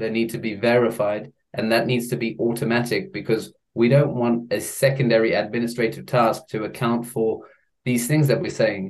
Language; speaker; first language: English; native; English